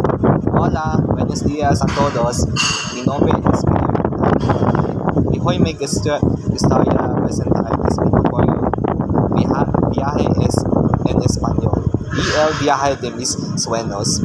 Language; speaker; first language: Spanish; non-native, learner; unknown